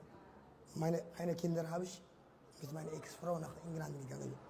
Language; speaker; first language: German; non-native, learner; Tigrinya